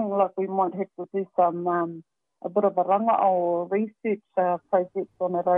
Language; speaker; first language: English; native; English